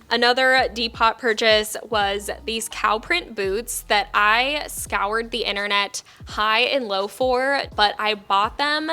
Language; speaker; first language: English; native; English